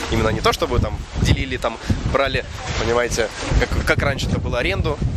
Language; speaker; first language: Russian; native; Russian